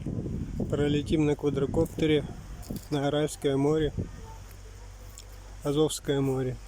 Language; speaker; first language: Russian; native; Russian